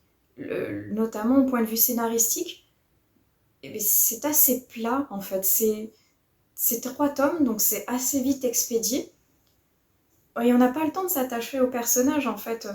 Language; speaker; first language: French; native; French